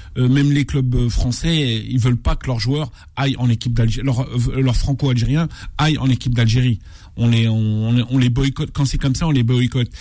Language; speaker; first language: French; non-native, local second language; Arabic